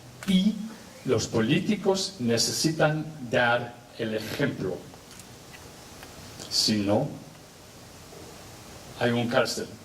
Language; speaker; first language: Spanish; non-native, fluent; English